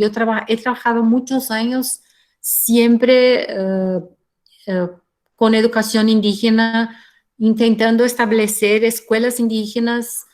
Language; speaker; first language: Spanish; non-native, fluent; Portuguese